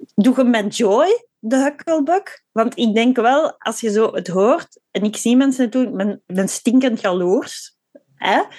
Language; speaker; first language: Dutch; native; Dutch